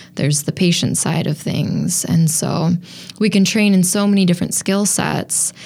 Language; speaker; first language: English; native; English